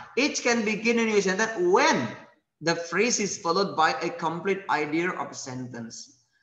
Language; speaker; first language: English; non-native, fluent; Indonesian